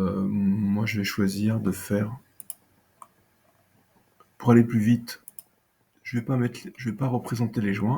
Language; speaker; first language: French; native; French